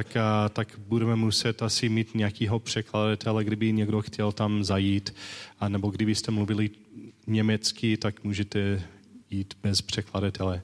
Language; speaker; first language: Czech; non-native, learner; English